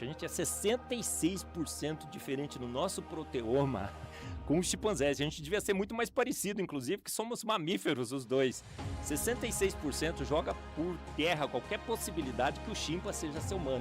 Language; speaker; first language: Portuguese; native; Portuguese